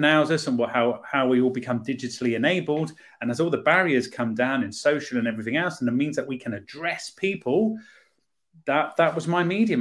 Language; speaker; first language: English; native; English